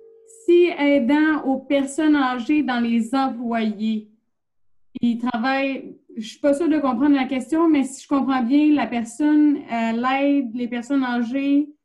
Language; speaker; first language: French; native; French